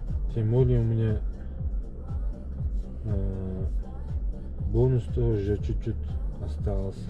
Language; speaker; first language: Russian; non-native, learner; Uzbek